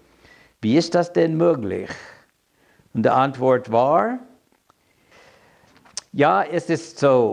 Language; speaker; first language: German; non-native, fluent; English